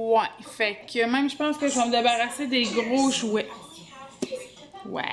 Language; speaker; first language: French; native; French